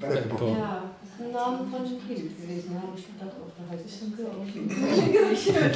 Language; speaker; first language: German; native; German